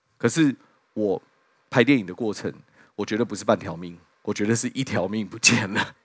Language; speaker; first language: Chinese; native; Chinese